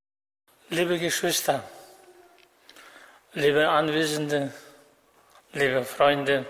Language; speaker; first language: German; non-native, fluent; Russian